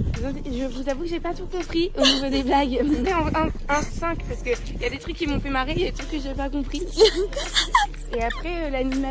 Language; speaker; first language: French; native; French